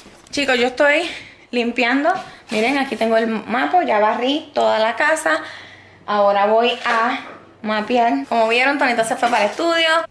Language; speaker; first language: Spanish; early bilingual, heritage; Spanish